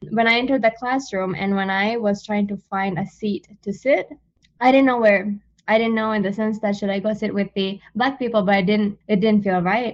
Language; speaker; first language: English; non-native, fluent; Divehi